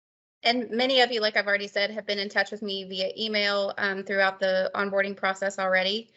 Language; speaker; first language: English; native; English